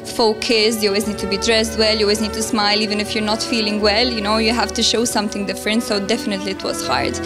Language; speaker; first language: English; non-native, fluent; Serbian